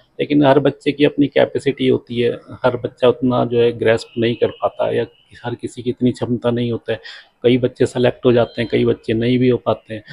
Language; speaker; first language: Hindi; native; Hindi